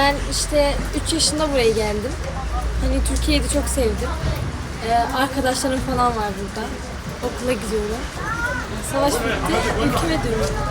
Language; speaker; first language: Turkish; early bilingual, other home language; Arabic